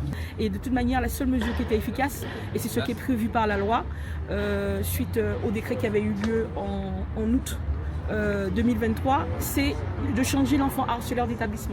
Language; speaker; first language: French; native; French